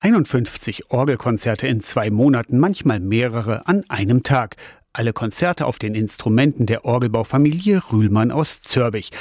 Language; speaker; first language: German; native; German